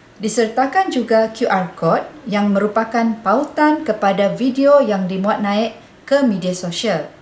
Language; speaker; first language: Malay; non-native, local second language; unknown